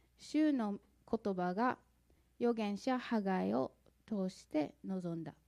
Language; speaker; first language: Japanese; non-native, fluent; English